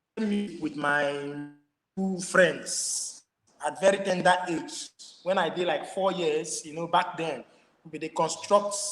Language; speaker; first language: Nigerian Pidgin; non-native, local second language; Igbo